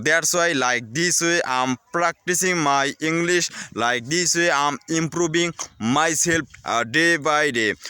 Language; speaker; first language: English; non-native, learner; Bangla